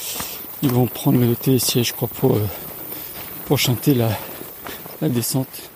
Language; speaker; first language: French; native; French